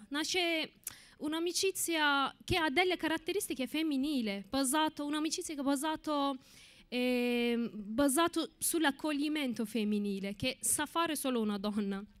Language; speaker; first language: Italian; non-native, fluent; Turkish